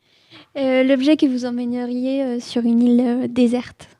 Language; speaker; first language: French; native; French